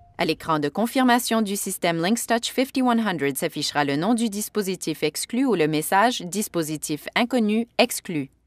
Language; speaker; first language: French; native; French